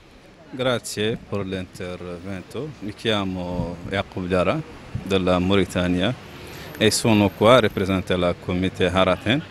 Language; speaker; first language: Italian; non-native, local second language; Arabic